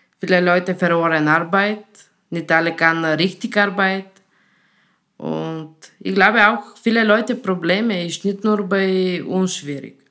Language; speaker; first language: German; non-native, learner; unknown